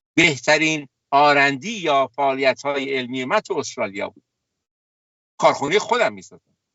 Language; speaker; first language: Persian; native; Persian